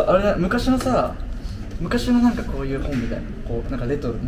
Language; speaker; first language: Japanese; native; Japanese